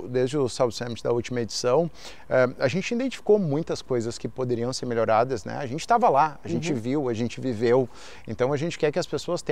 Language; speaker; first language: Portuguese; native; Portuguese